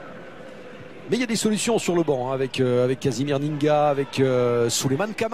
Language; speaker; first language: French; native; French